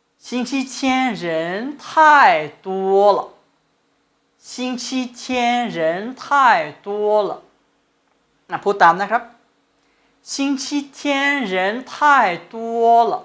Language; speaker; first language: Chinese; non-native, fluent; Thai